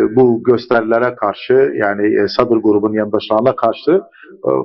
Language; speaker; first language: Turkish; early bilingual, heritage; Arabic